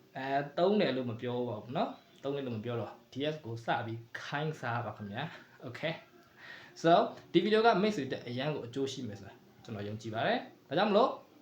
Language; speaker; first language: Burmese; native; Burmese